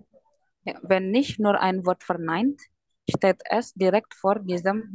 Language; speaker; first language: German; non-native, fluent; Indonesian